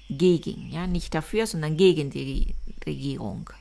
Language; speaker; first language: German; non-native, fluent; Spanish